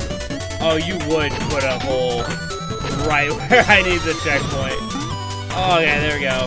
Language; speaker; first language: English; native; English